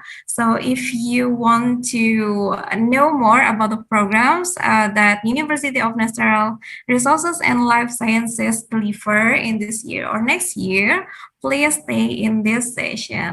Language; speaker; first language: English; non-native, fluent; Indonesian